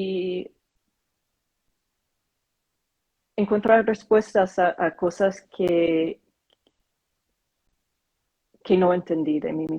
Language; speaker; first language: Spanish; non-native, fluent; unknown